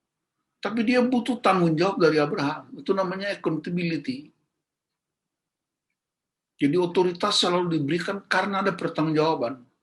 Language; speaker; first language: Indonesian; native; Indonesian